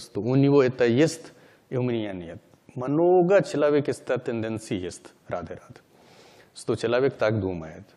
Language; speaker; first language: Russian; non-native, learner; Hindi